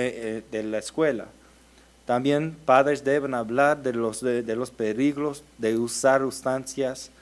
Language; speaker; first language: Spanish; early bilingual, heritage; Spanish